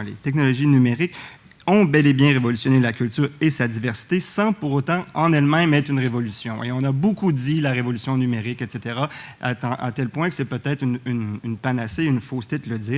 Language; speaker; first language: French; native; French